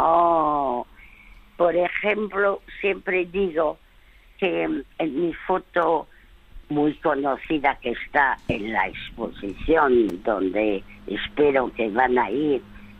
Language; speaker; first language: Spanish; early bilingual, other home language; French